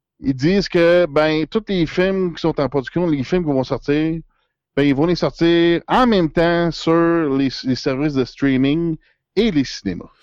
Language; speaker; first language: French; native; French